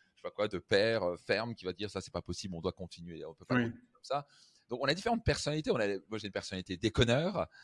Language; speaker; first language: French; native; French